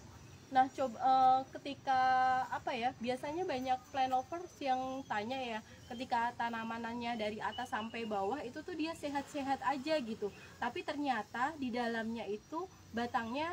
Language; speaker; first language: Indonesian; native; Indonesian